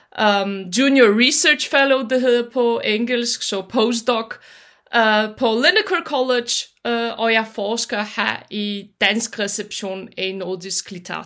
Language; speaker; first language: Danish; non-native, fluent; Polish